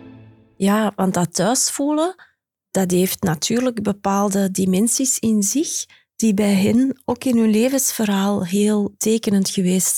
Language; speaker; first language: Dutch; native; Dutch